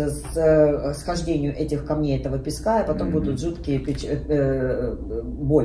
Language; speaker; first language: Russian; native; Russian